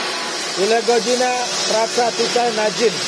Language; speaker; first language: Polish; non-native, learner; Indonesian